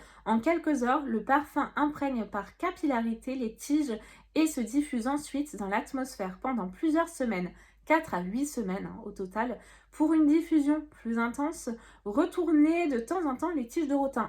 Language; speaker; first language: French; native; French